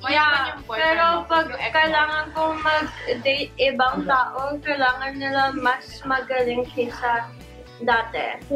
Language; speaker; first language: Filipino; early bilingual, heritage; English